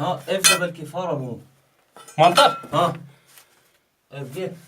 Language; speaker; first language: Turkish; non-native, learner; Arabic